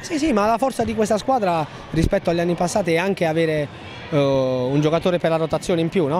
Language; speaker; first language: Italian; native; Italian